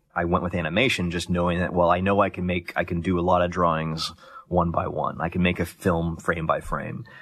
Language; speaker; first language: English; native; English